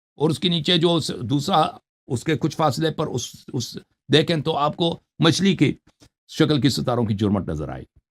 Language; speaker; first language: Urdu; non-native, fluent; Persian